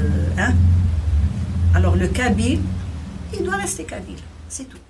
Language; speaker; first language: French; non-native, local second language; Kabyle